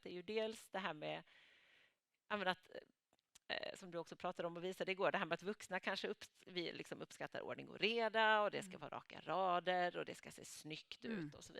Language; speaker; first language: Swedish; native; Swedish